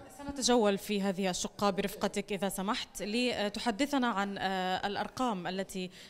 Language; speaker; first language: Arabic; native; Arabic